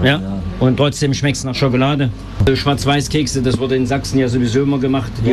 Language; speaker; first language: German; native; German